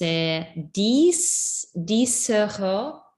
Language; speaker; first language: French; non-native, learner; English